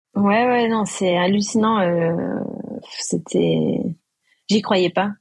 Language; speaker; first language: French; native; French